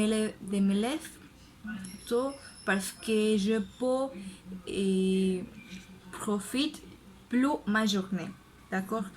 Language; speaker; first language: French; non-native, learner; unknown